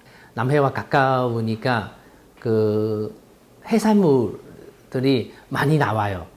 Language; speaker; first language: Korean; non-native, fluent; Chinese